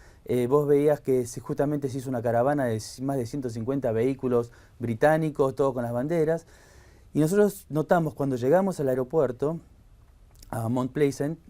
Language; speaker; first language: Spanish; native; Spanish